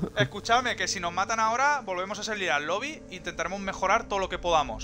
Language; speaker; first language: Spanish; native; Spanish